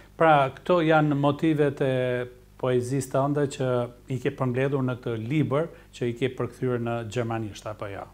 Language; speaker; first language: Albanian; native; Albanian